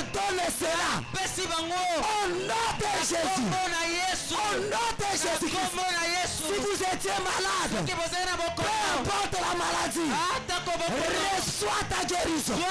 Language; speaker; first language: French; non-native, local second language; Lingala